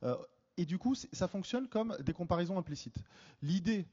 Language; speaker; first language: French; native; French